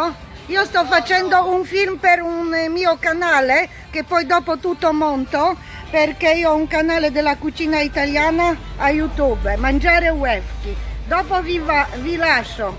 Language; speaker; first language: Italian; non-native, fluent; Polish